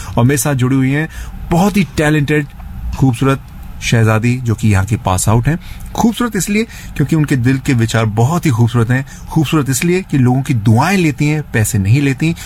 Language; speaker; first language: Hindi; native; Hindi